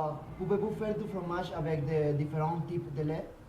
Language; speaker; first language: French; non-native, learner; Spanish